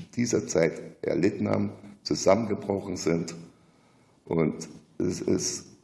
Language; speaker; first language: German; native; German